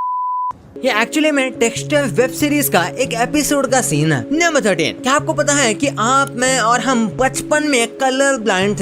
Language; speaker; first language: Hindi; native; Hindi